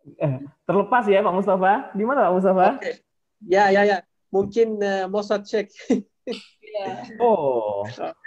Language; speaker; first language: Indonesian; non-native, learner; Turkish